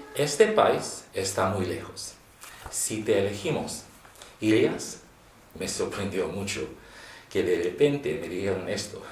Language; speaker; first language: Spanish; non-native, fluent; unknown